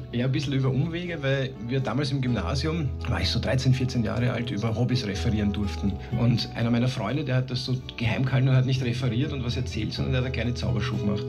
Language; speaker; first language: German; native; German